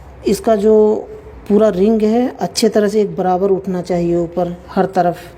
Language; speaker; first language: Hindi; native; Hindi